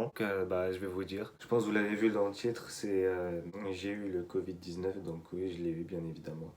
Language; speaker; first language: French; native; French